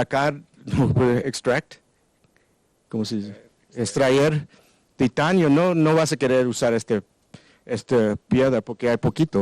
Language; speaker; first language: Spanish; non-native, learner; English